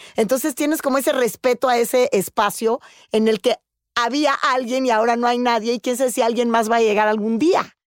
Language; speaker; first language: Spanish; native; Spanish